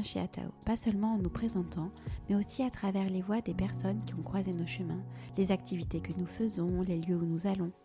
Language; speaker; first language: French; native; French